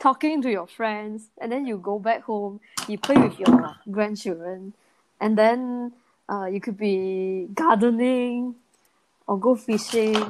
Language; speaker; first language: English; non-native, local second language; Chinese